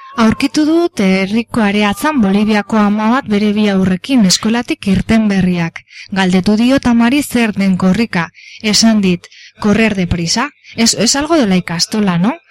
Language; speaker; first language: Basque; non-native, local second language; Spanish